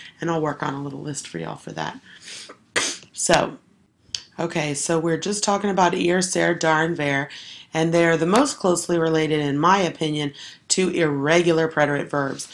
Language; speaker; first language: English; native; English